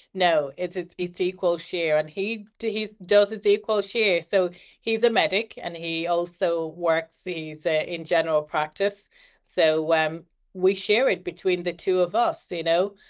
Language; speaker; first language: English; native; English